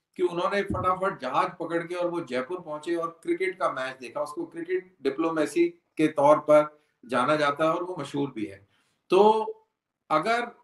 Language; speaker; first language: Hindi; native; Hindi